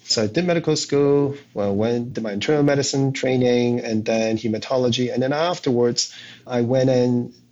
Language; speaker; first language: English; non-native, local second language; Cantonese